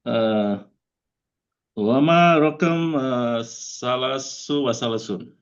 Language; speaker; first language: Arabic; non-native, learner; Indonesian